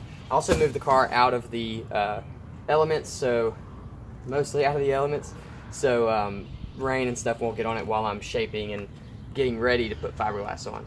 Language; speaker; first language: English; native; English